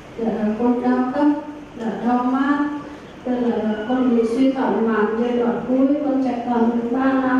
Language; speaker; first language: Vietnamese; non-native, local second language; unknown